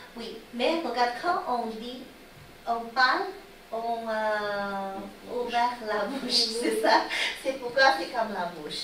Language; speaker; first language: French; non-native, learner; Chinese